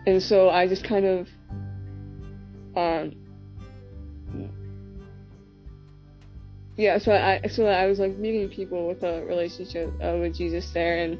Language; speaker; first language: English; native; English